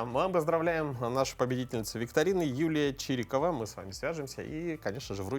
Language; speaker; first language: Russian; native; Russian